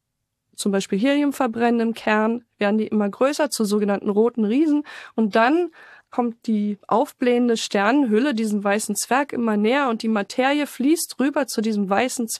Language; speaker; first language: German; native; German